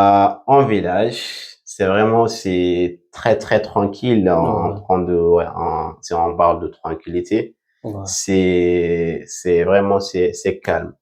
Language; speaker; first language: French; non-native, fluent; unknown